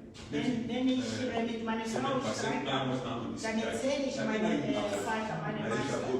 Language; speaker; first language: German; non-native, fluent; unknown